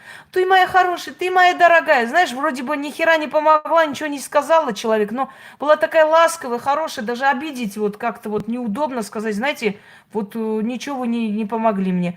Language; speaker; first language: Russian; native; Russian